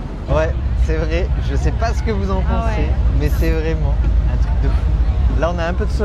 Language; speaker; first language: French; native; French